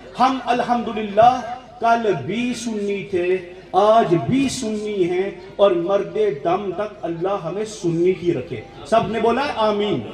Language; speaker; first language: Urdu; early bilingual, heritage; English